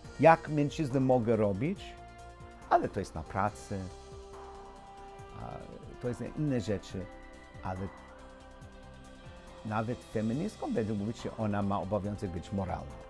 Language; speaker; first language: Polish; non-native, learner; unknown